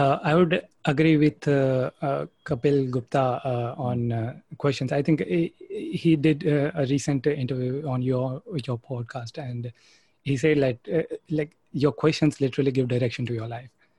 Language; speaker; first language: English; non-native, local second language; Gujarati